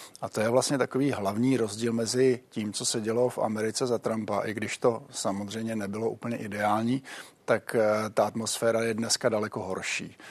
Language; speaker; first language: Czech; native; Czech